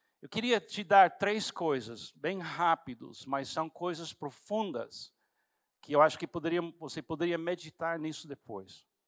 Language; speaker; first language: Portuguese; non-native, fluent; English